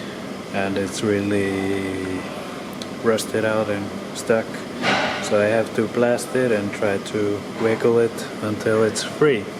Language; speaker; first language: English; non-native, fluent; Icelandic